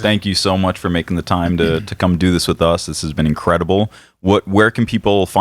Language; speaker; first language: English; native; English